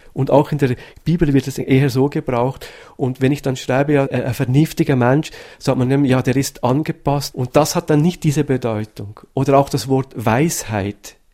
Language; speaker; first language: German; native; German